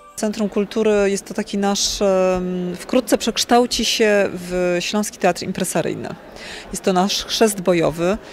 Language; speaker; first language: Polish; native; Polish